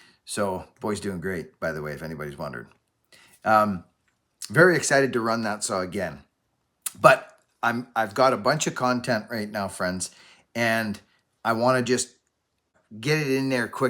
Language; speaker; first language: English; native; English